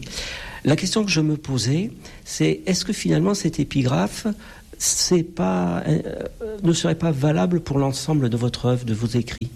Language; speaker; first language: French; native; French